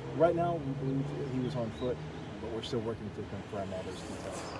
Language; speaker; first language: Spanish; native; Spanish